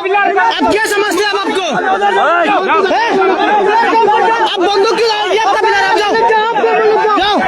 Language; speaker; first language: Hindi; non-native, learner; Bangla